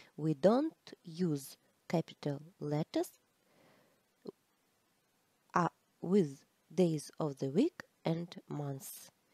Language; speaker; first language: English; non-native, fluent; Russian